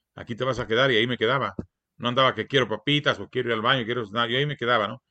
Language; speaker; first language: Spanish; native; Spanish